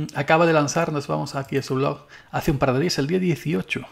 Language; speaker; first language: Spanish; native; Spanish